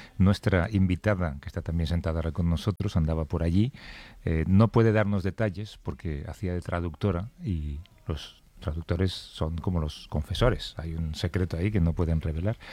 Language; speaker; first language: Spanish; native; Spanish